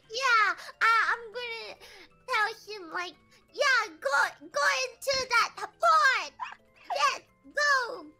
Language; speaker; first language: English; non-native, learner; Japanese